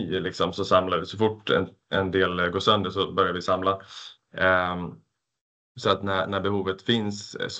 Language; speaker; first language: Swedish; native; Swedish